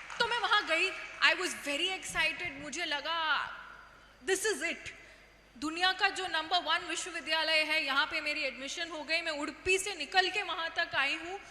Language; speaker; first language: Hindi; non-native, local second language; Kannada